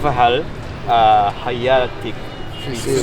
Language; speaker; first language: Arabic; non-native, learner; Japanese